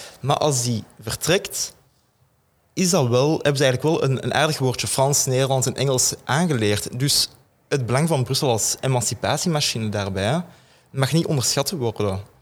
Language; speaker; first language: Dutch; native; Dutch